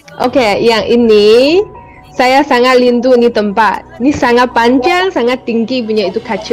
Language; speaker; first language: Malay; non-native, local second language; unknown